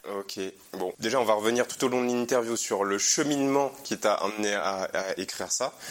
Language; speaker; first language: French; native; French